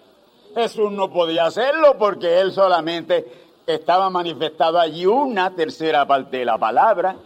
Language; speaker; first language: Spanish; native; Spanish